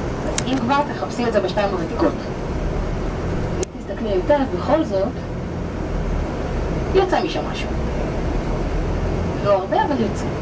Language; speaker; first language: Hebrew; native; Hebrew